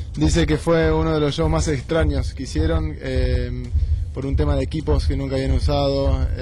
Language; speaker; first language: Spanish; native; Spanish